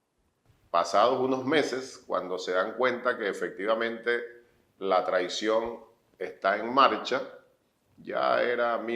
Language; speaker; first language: Spanish; native; Spanish